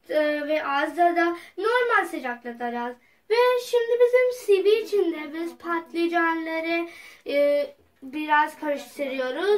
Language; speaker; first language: Turkish; non-native, fluent; Urdu